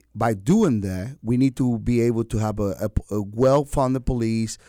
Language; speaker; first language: English; non-native, fluent; Spanish